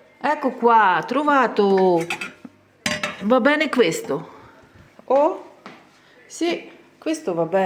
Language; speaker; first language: Italian; non-native, learner; Ukrainian